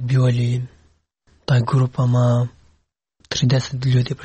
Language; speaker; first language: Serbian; non-native, learner; Pashto